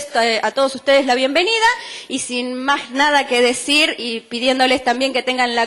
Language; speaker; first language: Spanish; native; Spanish